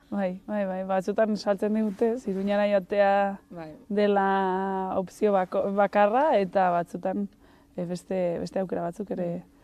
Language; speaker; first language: Basque; native; Basque